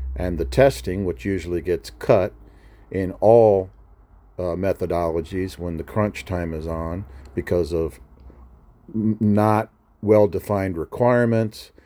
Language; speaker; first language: English; native; English